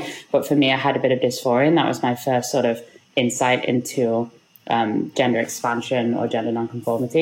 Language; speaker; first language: English; native; English